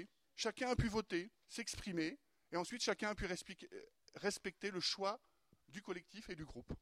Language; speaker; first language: French; native; French